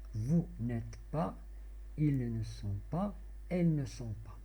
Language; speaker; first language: French; non-native, local second language; Arabic